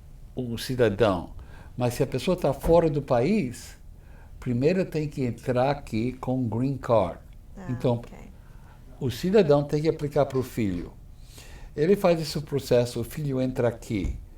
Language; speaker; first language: Portuguese; non-native, fluent; English